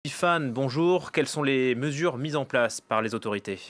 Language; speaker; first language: French; native; French